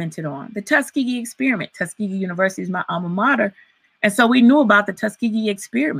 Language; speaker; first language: English; native; English